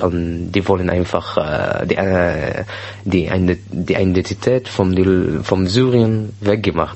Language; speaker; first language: German; non-native, learner; Arabic